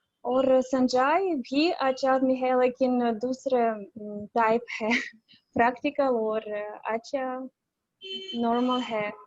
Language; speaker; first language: Hindi; non-native, learner; Russian